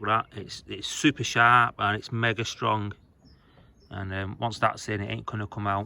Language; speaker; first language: English; native; English